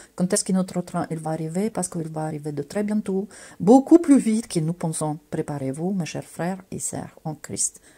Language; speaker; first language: French; non-native, fluent; Russian